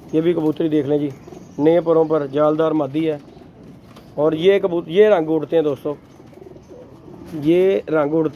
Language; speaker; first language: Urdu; non-native, local second language; Punjabi